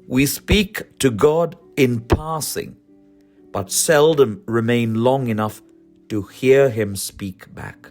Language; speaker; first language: English; non-native, local second language; Malayalam